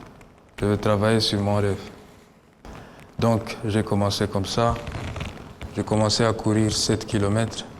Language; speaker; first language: French; non-native, local second language; Kinyarwanda